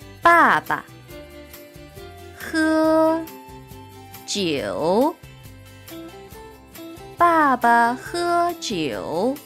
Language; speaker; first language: Chinese; non-native, learner; Thai